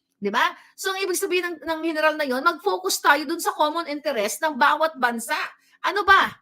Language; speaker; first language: Filipino; non-native, local second language; Cebuano